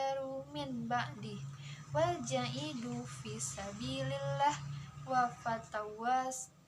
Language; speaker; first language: Arabic; non-native, learner; Indonesian